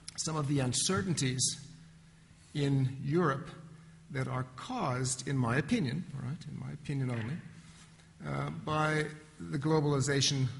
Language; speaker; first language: English; native; English